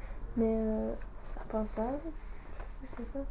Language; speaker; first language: French; non-native, learner; English